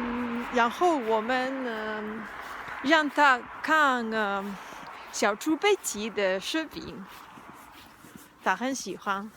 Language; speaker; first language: Chinese; non-native, learner; Spanish